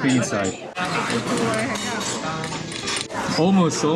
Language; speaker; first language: English; non-native, fluent; Korean